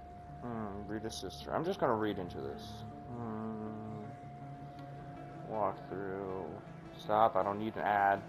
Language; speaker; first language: English; native; English